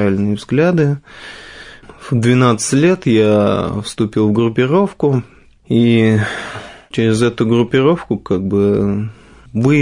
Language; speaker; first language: Russian; native; Russian